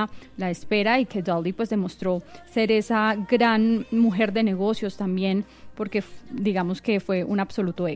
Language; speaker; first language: Spanish; native; Spanish